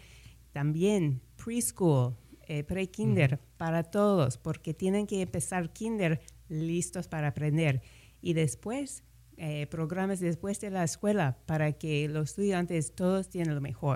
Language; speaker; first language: Spanish; non-native, fluent; English